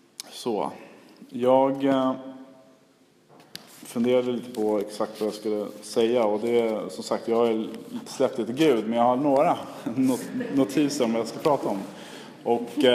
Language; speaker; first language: Swedish; native; Swedish